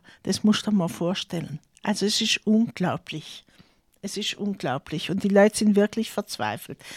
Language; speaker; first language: German; native; German